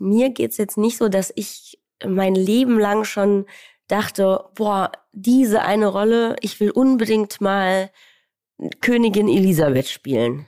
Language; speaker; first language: German; native; German